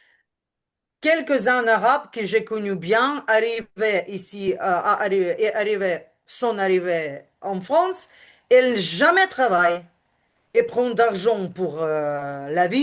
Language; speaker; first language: French; non-native, learner; Ukrainian